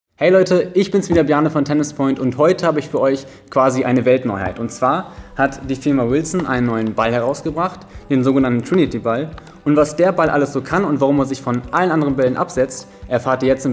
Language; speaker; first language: German; native; German